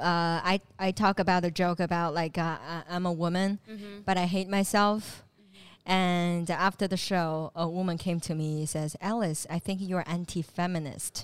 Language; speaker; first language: English; non-native, fluent; Chinese